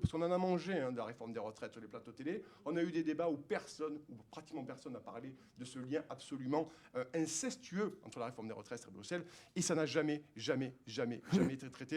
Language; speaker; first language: French; native; French